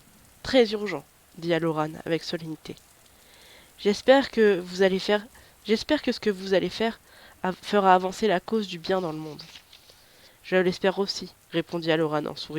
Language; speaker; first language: French; native; French